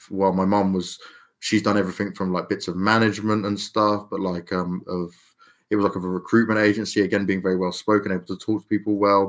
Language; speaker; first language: English; native; English